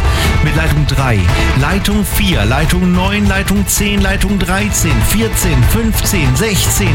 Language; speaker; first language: German; native; German